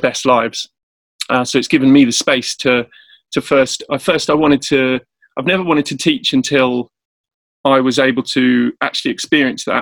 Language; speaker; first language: English; native; English